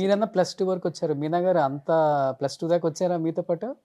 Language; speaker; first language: Telugu; native; Telugu